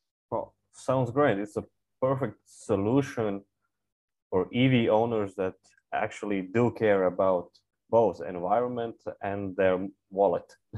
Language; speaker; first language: English; non-native, fluent; Latvian